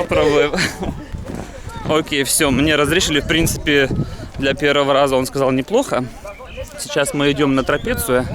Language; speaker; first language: Russian; native; Russian